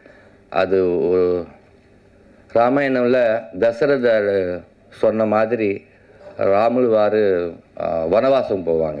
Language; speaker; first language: Tamil; non-native, learner; Telugu